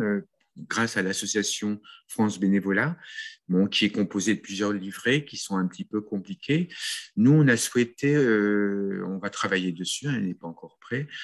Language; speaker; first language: French; native; French